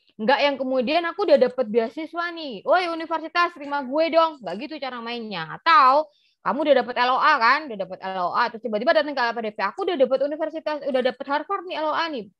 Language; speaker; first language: Indonesian; native; Indonesian